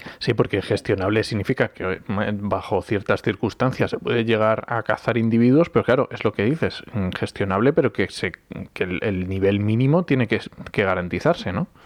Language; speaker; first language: Spanish; native; Spanish